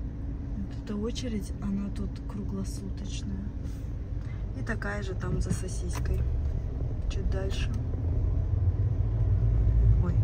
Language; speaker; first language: Russian; native; Russian